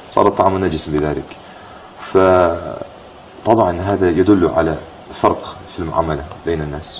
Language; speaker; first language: Arabic; non-native, fluent; English